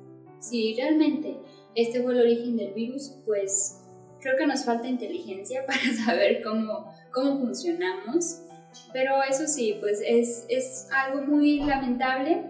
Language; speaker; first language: Spanish; native; Spanish